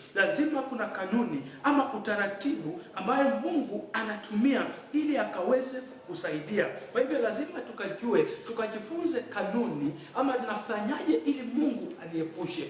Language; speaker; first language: Swahili; native; Swahili